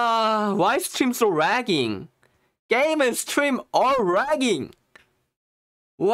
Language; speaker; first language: English; non-native, learner; Korean